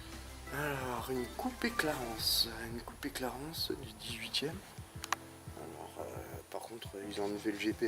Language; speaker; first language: French; native; French